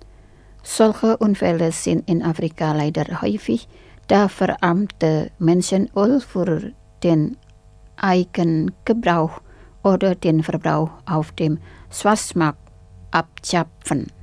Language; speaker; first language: German; non-native, fluent; Indonesian